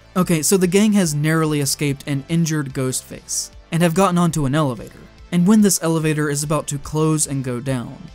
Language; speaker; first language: English; native; English